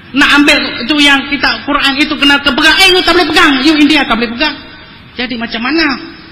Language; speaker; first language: Malay; non-native, local second language; Tamil